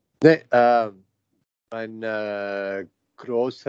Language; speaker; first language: German; non-native, learner; English